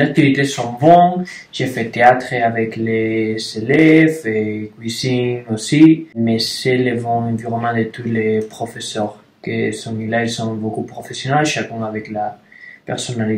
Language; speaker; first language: French; non-native, learner; Spanish